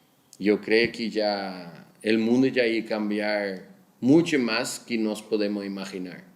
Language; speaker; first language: Spanish; non-native, fluent; Portuguese